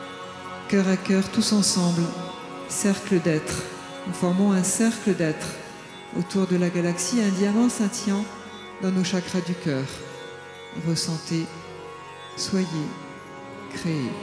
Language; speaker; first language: French; native; French